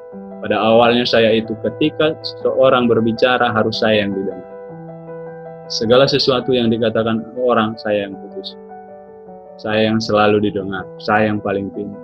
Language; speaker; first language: Indonesian; native; Indonesian